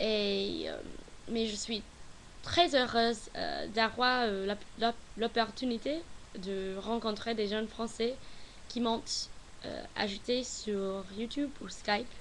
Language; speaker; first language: French; non-native, learner; English